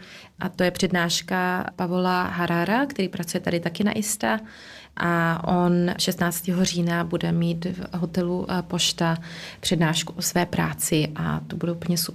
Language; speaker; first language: Czech; early bilingual, heritage; Czech